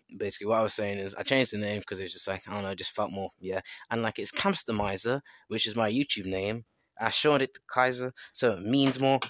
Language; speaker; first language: English; native; English